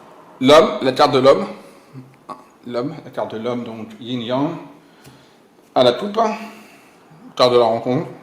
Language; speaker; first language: French; native; French